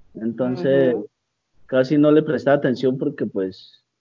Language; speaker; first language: Spanish; native; Spanish